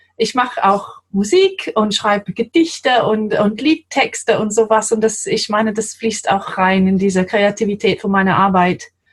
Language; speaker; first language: German; non-native, fluent; English